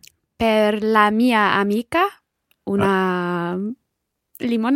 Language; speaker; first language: Italian; non-native, learner; English